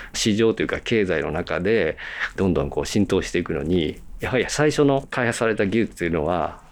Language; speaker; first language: Japanese; native; Japanese